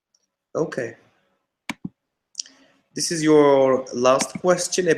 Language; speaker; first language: English; non-native, fluent; Turkish